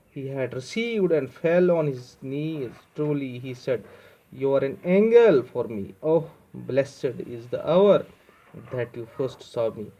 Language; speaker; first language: English; non-native, local second language; Urdu